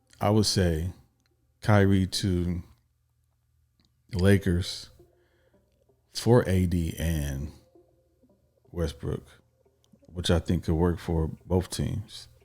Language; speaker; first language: English; native; English